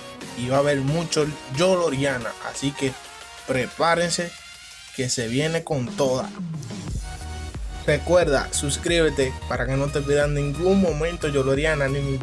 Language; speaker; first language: Spanish; native; Spanish